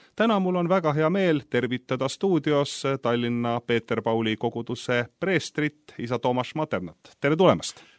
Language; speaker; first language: Estonian; native; Estonian